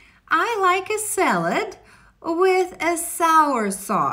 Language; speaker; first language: English; non-native, fluent; Russian